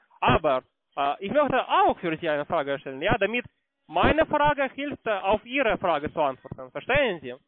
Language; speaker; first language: German; non-native, learner; Russian